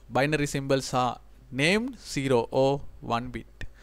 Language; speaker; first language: English; non-native, local second language; Sinhala